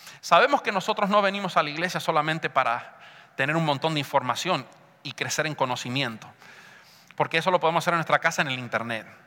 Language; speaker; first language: Spanish; early bilingual, heritage; Spanish